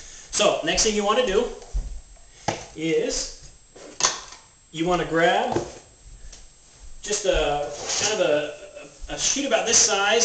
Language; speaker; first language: English; native; English